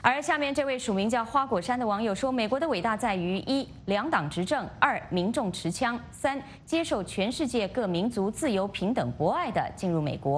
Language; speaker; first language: Chinese; native; Chinese